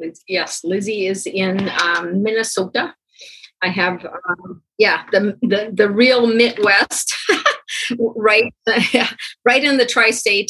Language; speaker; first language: English; early bilingual, other home language; German